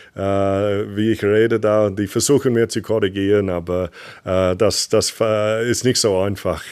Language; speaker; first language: German; non-native, learner; English